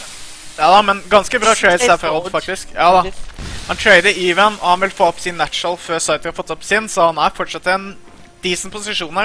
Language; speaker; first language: Norwegian; native; Norwegian